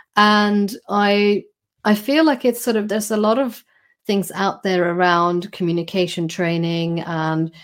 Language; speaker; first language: English; non-native, fluent; Swedish